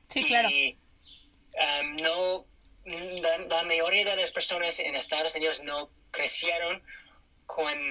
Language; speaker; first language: Spanish; non-native, fluent; English